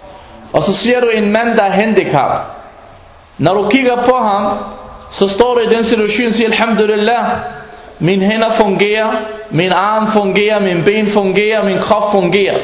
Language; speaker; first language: Danish; non-native, fluent; Arabic